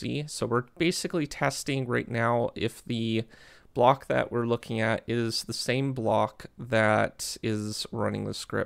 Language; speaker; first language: English; native; English